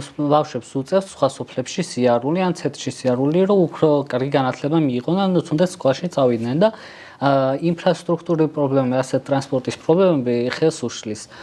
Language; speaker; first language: Georgian; non-native, local second language; Azerbaijani